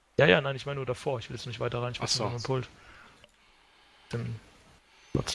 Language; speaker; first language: German; native; German